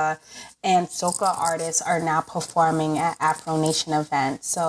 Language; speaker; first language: English; native; English